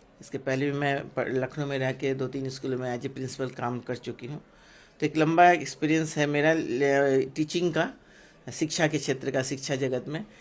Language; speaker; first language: Hindi; non-native, local second language; Bangla